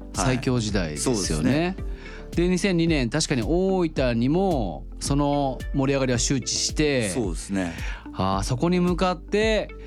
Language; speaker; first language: Japanese; native; Japanese